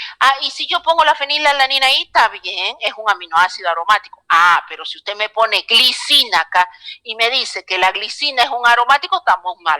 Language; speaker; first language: Spanish; native; Spanish